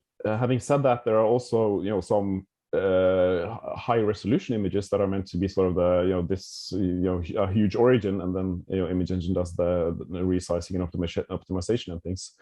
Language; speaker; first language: English; non-native, fluent; Norwegian